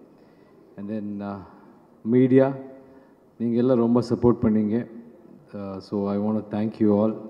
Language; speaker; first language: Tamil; non-native, learner; Kannada